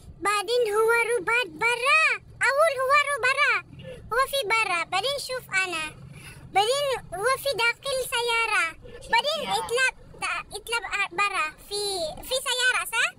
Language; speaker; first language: Arabic; non-native, learner; Filipino